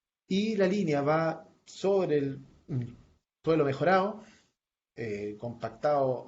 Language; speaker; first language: Spanish; native; Spanish